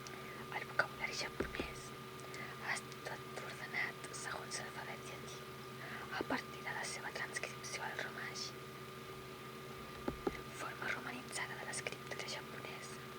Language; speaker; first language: Catalan; non-native, local second language; Spanish